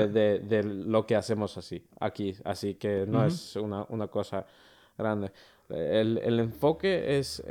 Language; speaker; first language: Spanish; early bilingual, other home language; Finnish